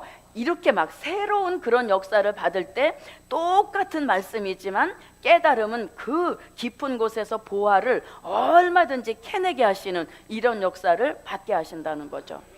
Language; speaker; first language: Korean; native; Korean